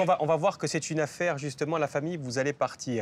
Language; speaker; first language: French; native; French